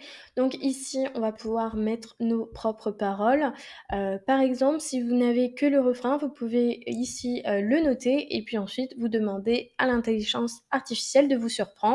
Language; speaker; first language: French; native; French